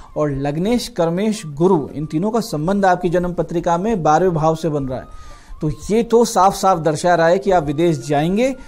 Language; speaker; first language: Hindi; native; Hindi